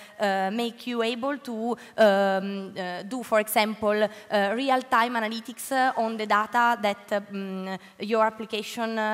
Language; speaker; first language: English; non-native, learner; Italian